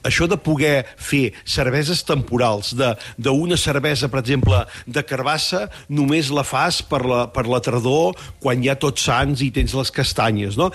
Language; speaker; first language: Catalan; native; Catalan